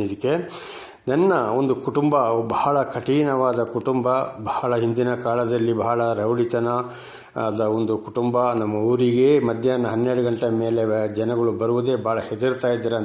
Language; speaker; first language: Kannada; native; Kannada